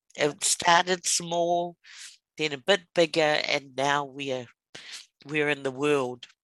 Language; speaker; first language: English; native; English